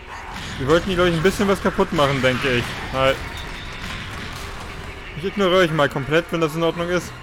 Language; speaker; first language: German; native; German